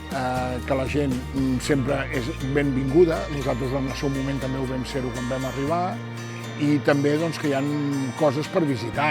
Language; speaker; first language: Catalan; non-native, local second language; Spanish